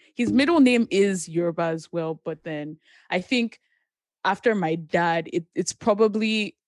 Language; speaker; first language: English; non-native, local second language; Yoruba